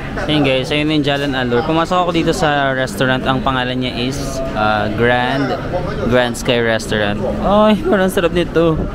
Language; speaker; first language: Filipino; native; Filipino